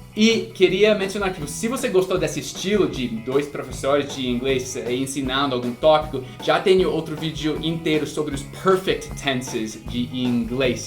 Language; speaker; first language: Portuguese; non-native, fluent; English